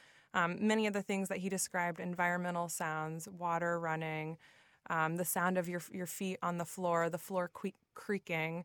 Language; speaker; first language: English; native; English